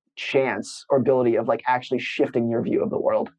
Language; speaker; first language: English; native; English